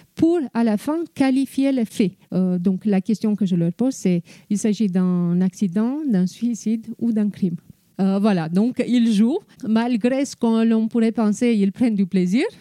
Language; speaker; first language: French; non-native, fluent; Romanian